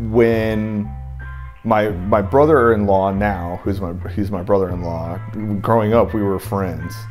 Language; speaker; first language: English; native; English